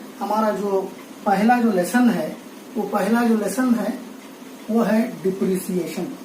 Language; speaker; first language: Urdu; native; Urdu